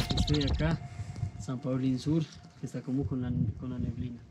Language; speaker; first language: Spanish; non-native, learner; English